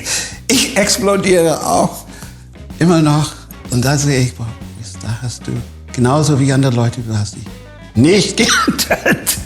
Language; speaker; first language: German; non-native, fluent; English